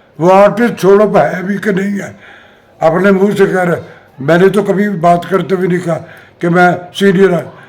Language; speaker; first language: Urdu; non-native, local second language; Punjabi